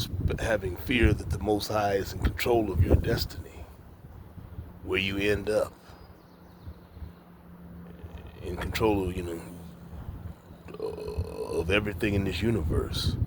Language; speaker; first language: English; native; English